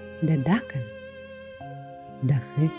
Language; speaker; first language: Dutch; non-native, fluent; Ukrainian